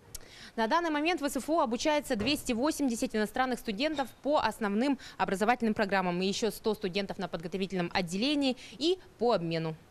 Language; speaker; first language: Russian; native; Russian